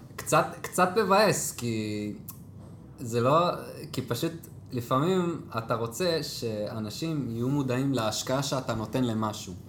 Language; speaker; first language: Hebrew; native; Hebrew